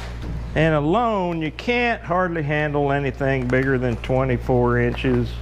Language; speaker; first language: English; native; English